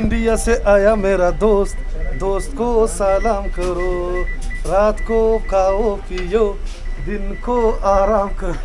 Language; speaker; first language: Hindi; non-native, fluent; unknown